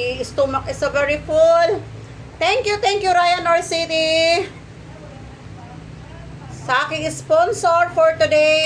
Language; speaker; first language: English; non-native, learner; Filipino